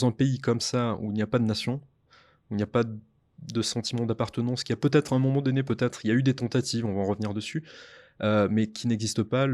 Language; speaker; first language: French; native; French